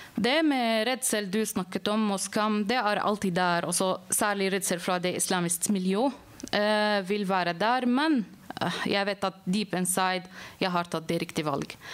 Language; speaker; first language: Norwegian; non-native, fluent; Arabic